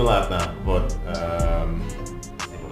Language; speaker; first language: Russian; non-native, learner; Indonesian